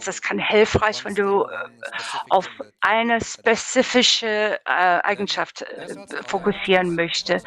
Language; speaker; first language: German; non-native, learner; English